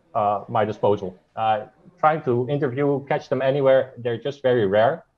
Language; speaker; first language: English; non-native, fluent; Dutch